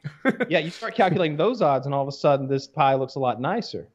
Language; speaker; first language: English; native; English